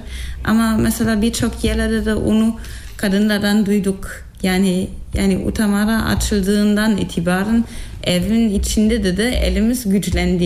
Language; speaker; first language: Turkish; non-native, fluent; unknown